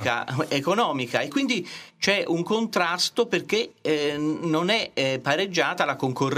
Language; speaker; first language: Italian; native; Italian